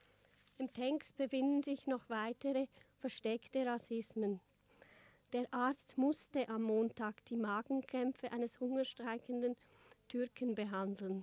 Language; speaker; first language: German; native; German